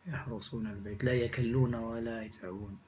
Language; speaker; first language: Arabic; native; Arabic